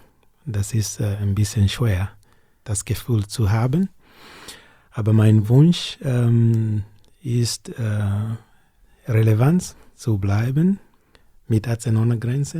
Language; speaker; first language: German; non-native, learner; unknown